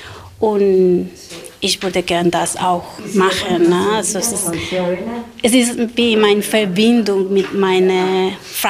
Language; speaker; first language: German; non-native, learner; Spanish